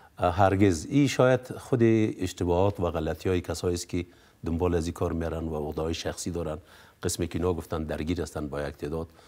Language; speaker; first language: Persian; native; Persian